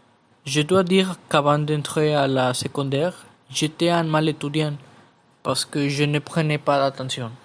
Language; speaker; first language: French; non-native, learner; Spanish